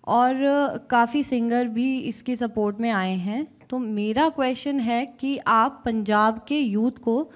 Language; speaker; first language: Hindi; native; Hindi